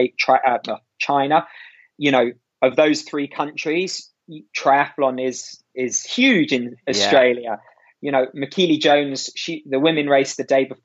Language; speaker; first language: English; native; English